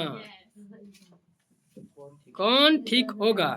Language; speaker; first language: Hindi; native; Hindi